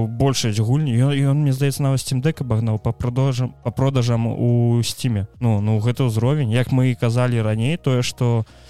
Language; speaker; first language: Belarusian; non-native, local second language; Russian